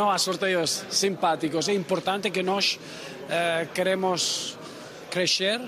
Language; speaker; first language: Portuguese; non-native, fluent; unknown